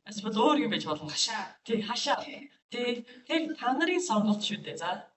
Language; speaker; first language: Mongolian; non-native, learner; English